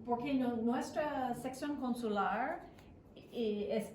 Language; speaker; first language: Spanish; non-native, fluent; English